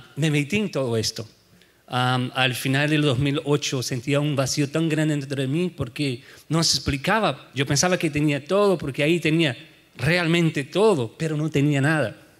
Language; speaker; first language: Spanish; non-native, fluent; Portuguese